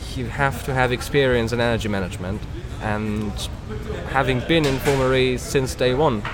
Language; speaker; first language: English; non-native, fluent; German